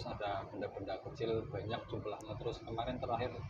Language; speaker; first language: Indonesian; native; Indonesian